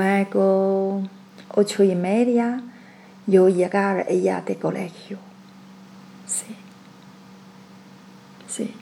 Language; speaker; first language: Spanish; non-native, learner; Chinese